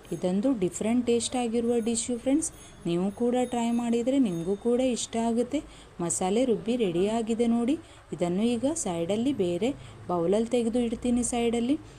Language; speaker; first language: Kannada; non-native, local second language; Konkani